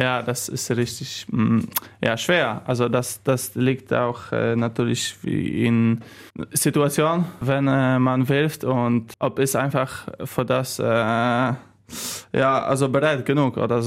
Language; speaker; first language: German; non-native, learner; Polish